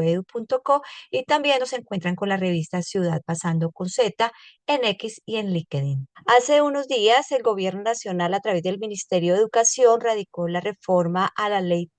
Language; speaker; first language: Spanish; native; Spanish